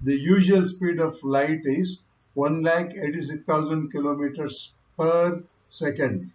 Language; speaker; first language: English; non-native, local second language; Kannada